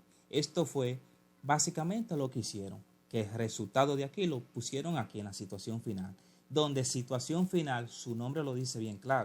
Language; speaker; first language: Spanish; native; Spanish